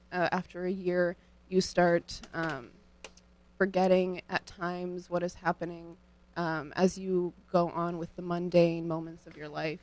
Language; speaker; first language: English; early bilingual, other home language; Ukrainian